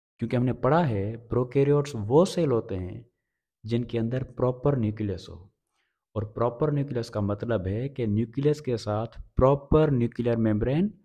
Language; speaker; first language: Urdu; non-native, local second language; Sindhi